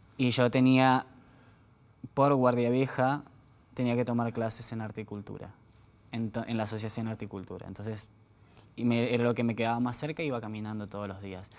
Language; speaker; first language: Spanish; native; Spanish